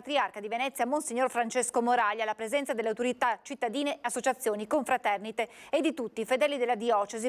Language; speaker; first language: Italian; native; Italian